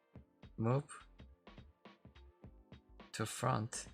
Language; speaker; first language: English; non-native, learner; Korean